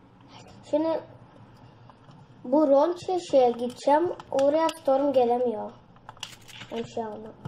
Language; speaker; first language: Turkish; early bilingual, heritage; Turkish